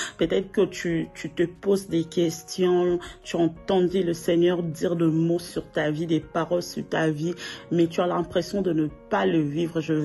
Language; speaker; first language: French; non-native, local second language; Lingala